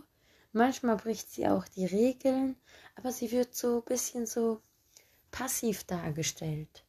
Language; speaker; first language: German; early bilingual, other home language; Turkish